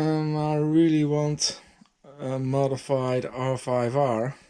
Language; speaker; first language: English; non-native, fluent; Dutch